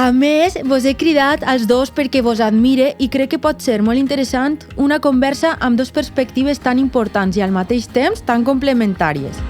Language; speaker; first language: Catalan; native; Catalan